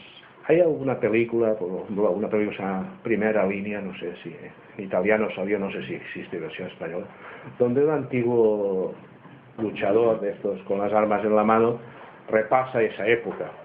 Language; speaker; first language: Spanish; native; Spanish